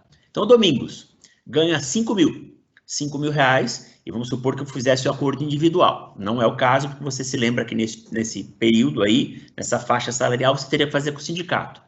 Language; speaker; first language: Portuguese; native; Portuguese